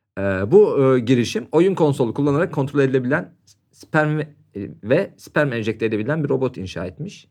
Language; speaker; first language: Turkish; native; Turkish